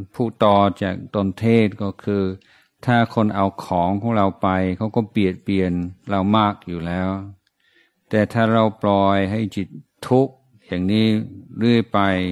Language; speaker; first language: Thai; non-native, fluent; English